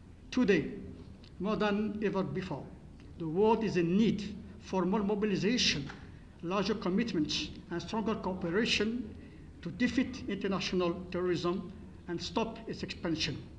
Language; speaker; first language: English; non-native, fluent; Arabic